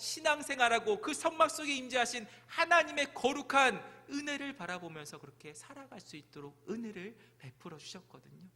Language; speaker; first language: Korean; native; Korean